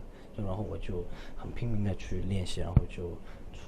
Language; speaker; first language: Chinese; non-native, local second language; Cantonese